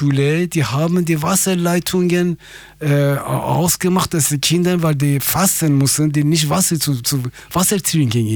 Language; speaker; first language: German; non-native, fluent; Persian